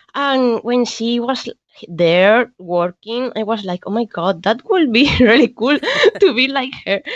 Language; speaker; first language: English; non-native, learner; Spanish